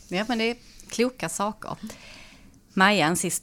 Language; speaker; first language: Swedish; native; Swedish